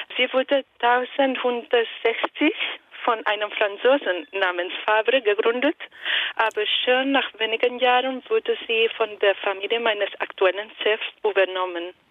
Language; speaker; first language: German; non-native, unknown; Italian